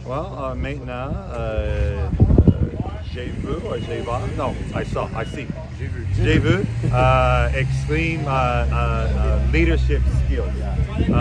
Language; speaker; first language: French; non-native, learner; English